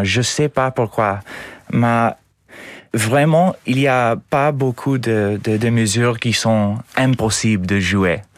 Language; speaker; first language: French; non-native, learner; English